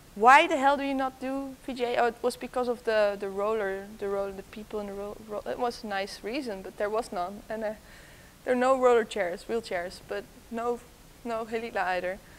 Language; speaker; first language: English; non-native, fluent; Dutch